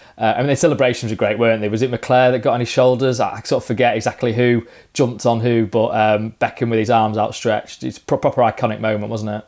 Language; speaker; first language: English; native; English